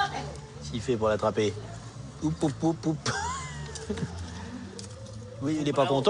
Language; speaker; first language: French; native; French